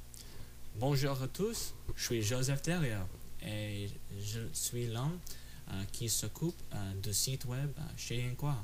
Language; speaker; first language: French; non-native, fluent; English